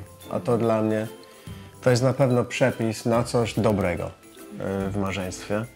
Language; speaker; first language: Polish; non-native, fluent; English